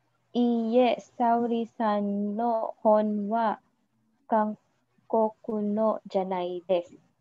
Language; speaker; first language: Japanese; non-native, learner; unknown